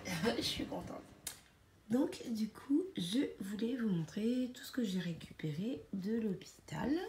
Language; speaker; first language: French; native; French